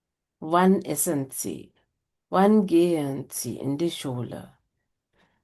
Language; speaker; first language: German; non-native, fluent; Sinhala